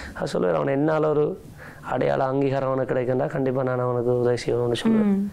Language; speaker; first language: Tamil; native; Tamil